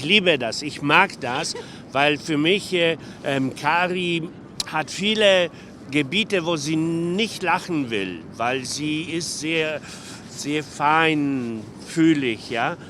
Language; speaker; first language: German; non-native, fluent; Polish